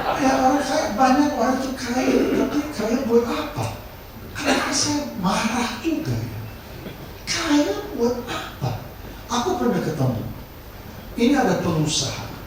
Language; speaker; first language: Indonesian; non-native, fluent; English